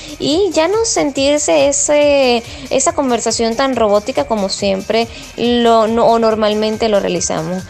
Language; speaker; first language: Spanish; native; Spanish